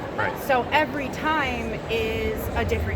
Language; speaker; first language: English; native; English